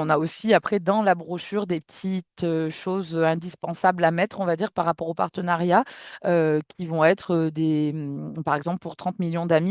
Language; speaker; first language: French; native; French